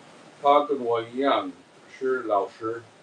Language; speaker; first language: Chinese; non-native, learner; English